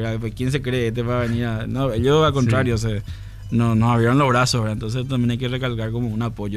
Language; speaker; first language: Spanish; native; Spanish